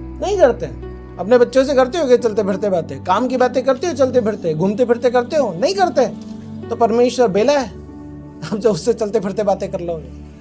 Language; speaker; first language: Hindi; non-native, local second language; Marathi